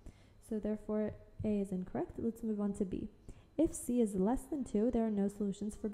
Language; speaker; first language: English; native; English